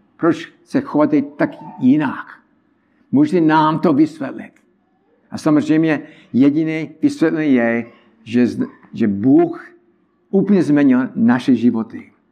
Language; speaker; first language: Czech; non-native, learner; English